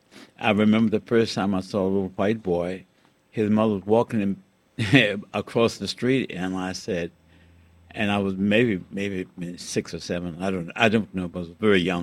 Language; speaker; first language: English; native; English